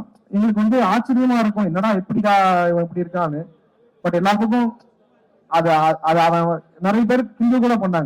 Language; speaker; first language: Tamil; native; Tamil